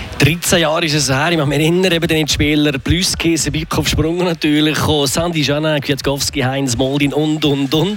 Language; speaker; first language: German; native; German